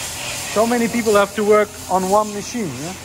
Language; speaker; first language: English; non-native, fluent; German